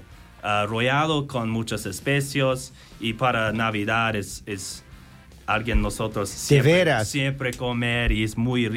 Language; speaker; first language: Spanish; non-native, learner; English